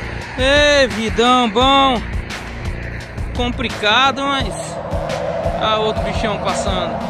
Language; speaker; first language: Portuguese; native; Portuguese